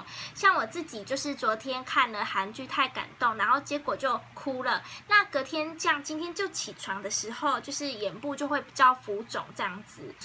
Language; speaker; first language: Chinese; native; Chinese